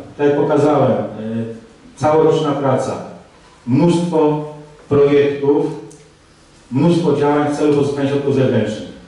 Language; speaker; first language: Polish; native; Polish